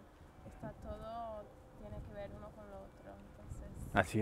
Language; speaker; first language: Spanish; non-native, fluent; English